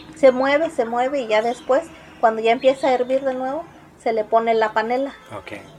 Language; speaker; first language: Spanish; native; Spanish